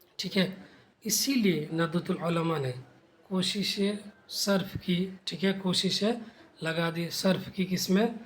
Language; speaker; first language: Urdu; native; Urdu